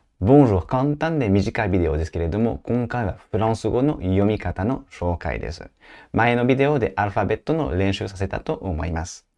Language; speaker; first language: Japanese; non-native, fluent; French